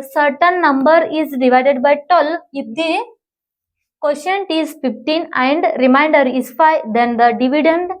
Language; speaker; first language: English; non-native, local second language; Kannada